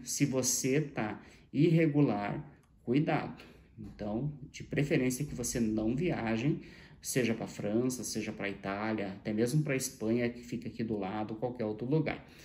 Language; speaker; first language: Portuguese; native; Portuguese